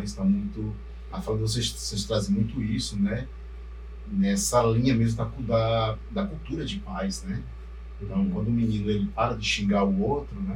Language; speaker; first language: Portuguese; native; Portuguese